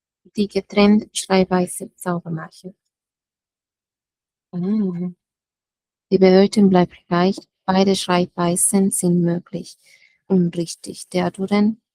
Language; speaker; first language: German; non-native, fluent; Spanish